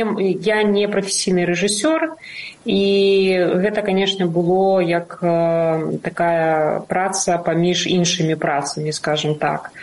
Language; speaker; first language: Belarusian; non-native, local second language; Russian